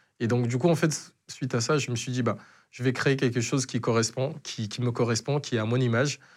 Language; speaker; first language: French; native; French